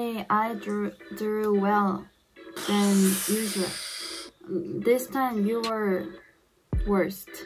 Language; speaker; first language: English; non-native, learner; Korean